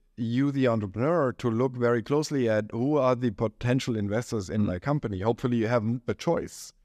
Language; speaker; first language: English; non-native, fluent; German